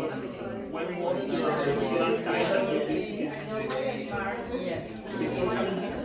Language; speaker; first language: English; non-native, learner; Spanish